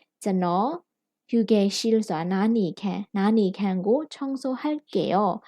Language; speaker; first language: Korean; non-native, fluent; Burmese